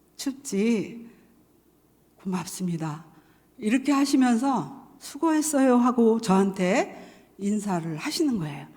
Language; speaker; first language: Korean; native; Korean